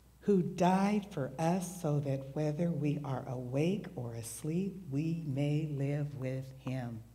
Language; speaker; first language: English; native; English